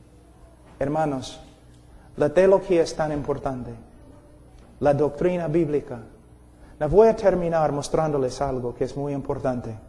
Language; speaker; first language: Spanish; non-native, fluent; English